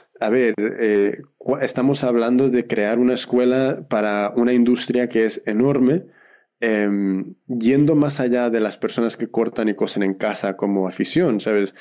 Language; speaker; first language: Spanish; early bilingual, heritage; Spanish